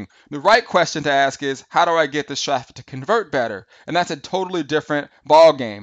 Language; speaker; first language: English; native; English